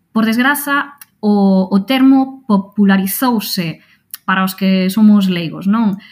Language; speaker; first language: Galician; non-native, local second language; Spanish